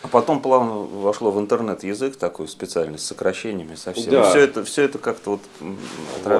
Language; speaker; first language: Russian; native; Russian